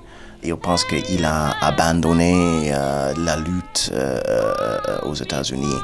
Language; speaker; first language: French; non-native, fluent; English